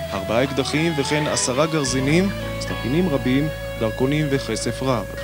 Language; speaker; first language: Hebrew; native; Hebrew